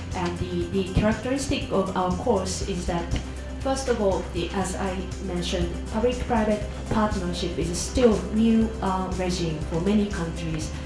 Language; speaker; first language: English; non-native, fluent; Japanese